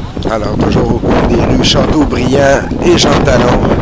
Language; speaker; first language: French; native; French